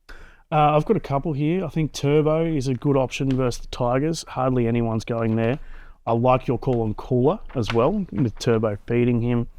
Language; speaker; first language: English; native; English